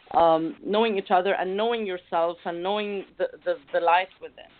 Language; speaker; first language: English; non-native, fluent; Arabic